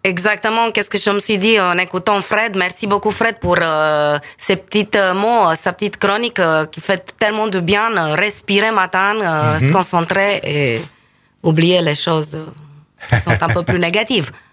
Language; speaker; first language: French; non-native, fluent; Romanian